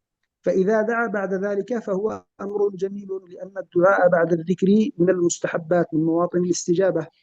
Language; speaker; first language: Arabic; native; Arabic